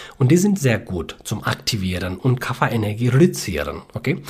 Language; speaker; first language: German; non-native, learner; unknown